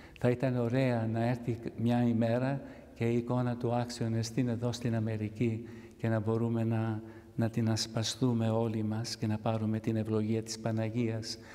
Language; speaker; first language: Greek; early bilingual, heritage; Greek